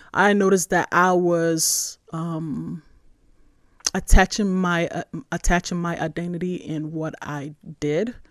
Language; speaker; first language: English; non-native, local second language; Igbo